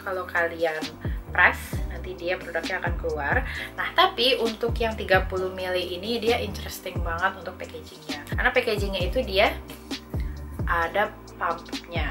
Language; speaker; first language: Indonesian; native; Indonesian